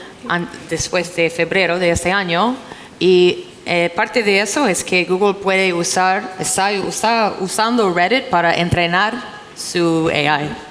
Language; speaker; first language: Spanish; non-native, fluent; English